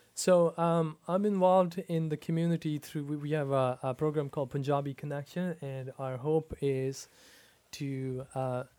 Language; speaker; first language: English; non-native, local second language; Punjabi